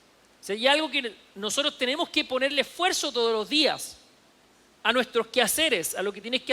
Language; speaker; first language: Spanish; native; Spanish